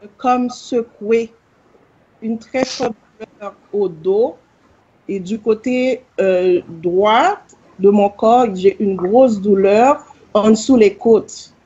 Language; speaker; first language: French; non-native, local second language; Haitian Creole